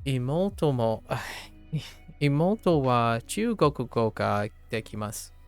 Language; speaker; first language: Japanese; non-native, learner; English